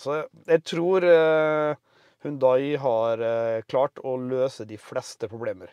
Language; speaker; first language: Norwegian; native; Norwegian